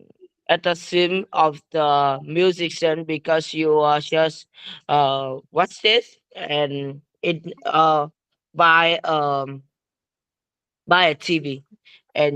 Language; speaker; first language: English; non-native, learner; Vietnamese